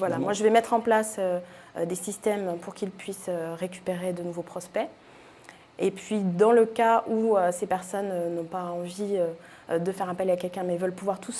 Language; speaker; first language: French; native; French